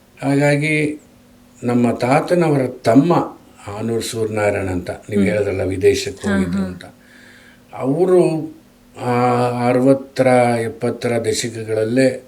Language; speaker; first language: Kannada; non-native, local second language; Telugu